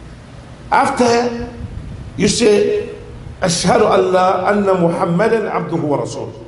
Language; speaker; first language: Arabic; non-native, fluent; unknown